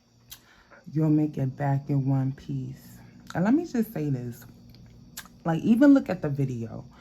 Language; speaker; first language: English; native; English